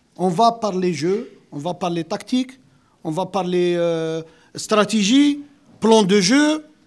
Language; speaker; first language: French; non-native, local second language; Arabic